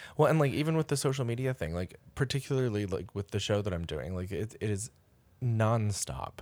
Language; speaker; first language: English; native; English